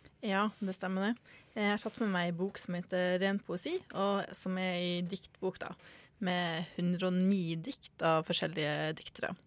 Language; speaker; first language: Norwegian; native; Norwegian